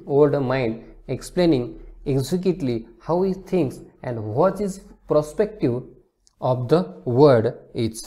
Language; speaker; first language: English; non-native, local second language; Marathi